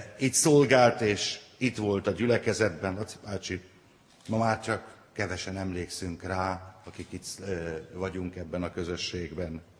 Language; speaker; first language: Hungarian; native; Hungarian